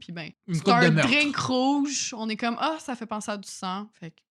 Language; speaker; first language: French; native; French